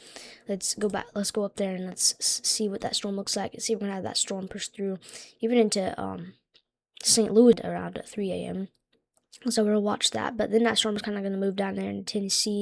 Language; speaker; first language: English; native; English